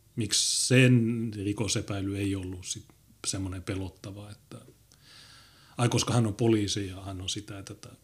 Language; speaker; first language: Finnish; native; Finnish